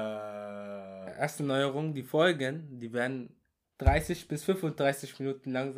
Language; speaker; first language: German; early bilingual, other home language; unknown